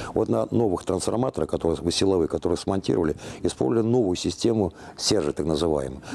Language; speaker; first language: Russian; native; Russian